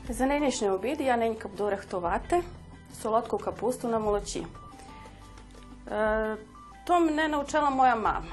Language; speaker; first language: Ukrainian; early bilingual, heritage; Ukrainian